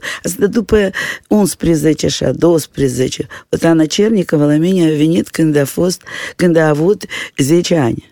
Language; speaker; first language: Romanian; non-native, local second language; Russian